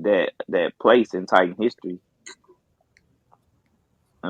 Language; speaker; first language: English; native; English